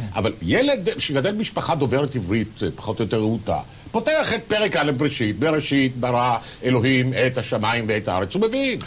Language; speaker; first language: Hebrew; native; Hebrew